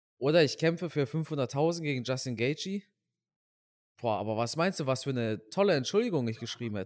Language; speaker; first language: German; native; German